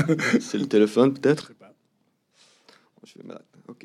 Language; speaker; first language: French; early bilingual, heritage; English